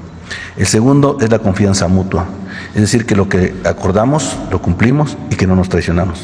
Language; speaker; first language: Spanish; native; Spanish